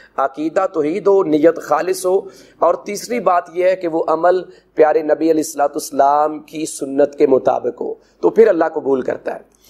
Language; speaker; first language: Urdu; non-native, local second language; Punjabi